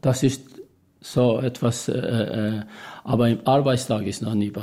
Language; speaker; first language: German; non-native, learner; Albanian